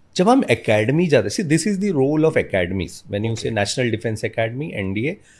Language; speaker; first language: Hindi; non-native, local second language; Malayalam